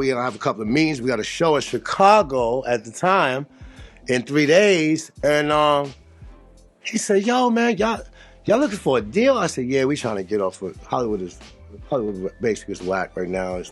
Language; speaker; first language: English; native; English